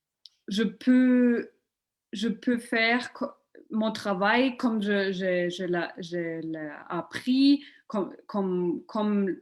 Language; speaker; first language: French; non-native, local second language; German